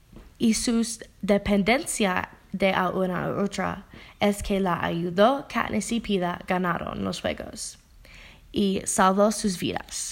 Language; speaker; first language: Spanish; non-native, learner; English